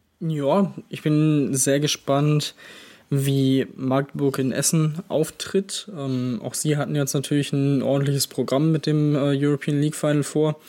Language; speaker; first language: German; native; German